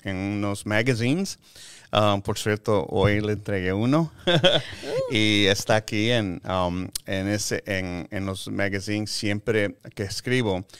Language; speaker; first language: Spanish; early bilingual, heritage; Spanish